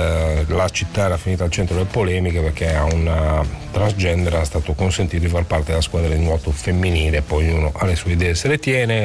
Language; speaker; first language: Italian; native; Italian